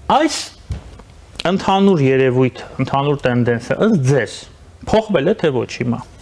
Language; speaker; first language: Armenian; native; Armenian